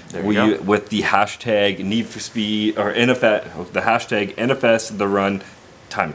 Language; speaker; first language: English; native; English